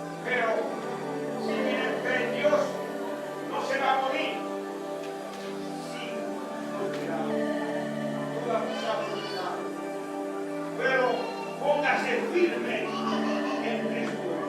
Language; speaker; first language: Spanish; non-native, learner; Haitian Creole